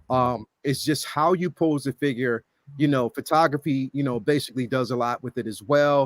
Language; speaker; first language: English; native; English